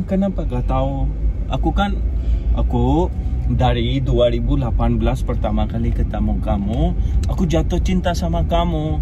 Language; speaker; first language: Indonesian; non-native, learner; Urdu